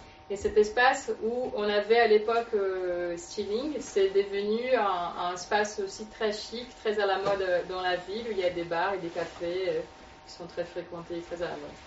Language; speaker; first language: French; native; French